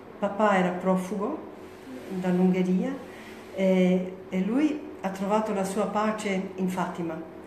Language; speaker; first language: Italian; non-native, fluent; German